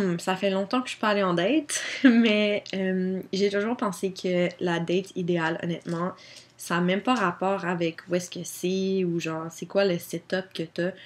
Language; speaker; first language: French; native; French